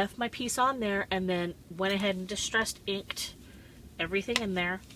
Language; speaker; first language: English; native; English